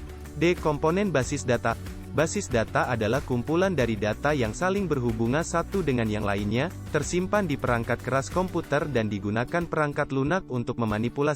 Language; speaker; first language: Indonesian; native; Indonesian